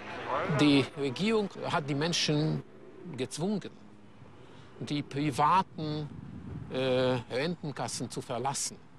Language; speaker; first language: German; non-native, fluent; Hungarian